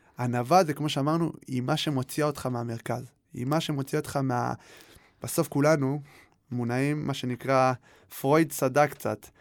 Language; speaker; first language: Hebrew; native; Hebrew